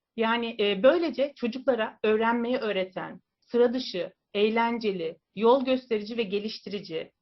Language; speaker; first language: Turkish; native; Turkish